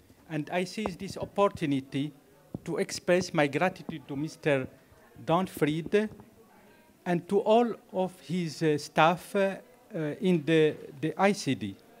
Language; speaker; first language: English; non-native, fluent; Arabic